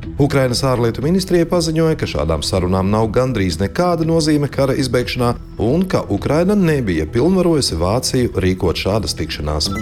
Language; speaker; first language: Latvian; native; Latvian